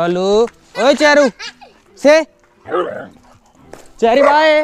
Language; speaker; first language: Hindi; native; Hindi